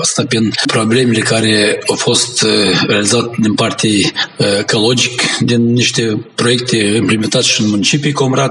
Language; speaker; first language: Romanian; non-native, local second language; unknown